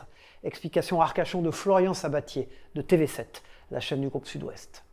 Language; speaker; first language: French; native; French